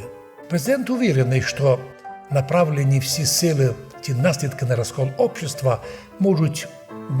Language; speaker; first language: Ukrainian; non-native, local second language; Rusyn